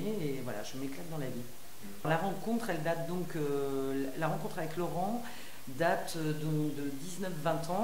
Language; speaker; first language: French; native; French